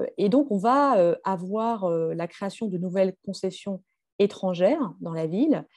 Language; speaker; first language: French; native; French